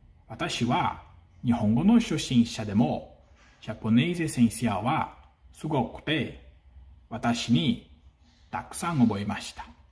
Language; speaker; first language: Japanese; non-native, learner; Portuguese